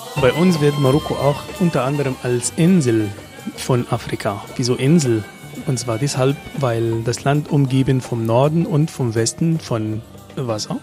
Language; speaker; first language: German; non-native, fluent; Arabic